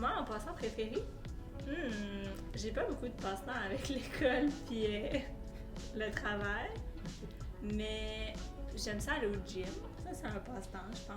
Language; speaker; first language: French; native; French